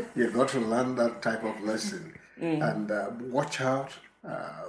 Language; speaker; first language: English; non-native, local second language; Yoruba